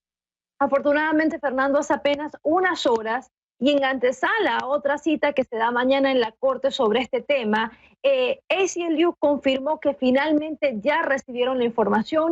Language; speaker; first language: Spanish; native; Spanish